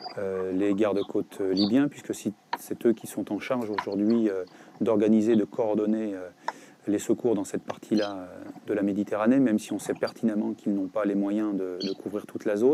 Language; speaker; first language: French; native; French